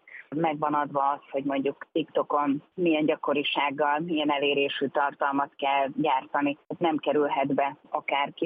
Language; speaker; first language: Hungarian; native; Hungarian